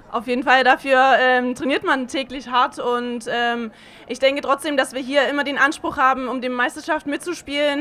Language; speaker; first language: German; native; German